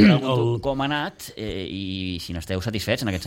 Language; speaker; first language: Catalan; native; Catalan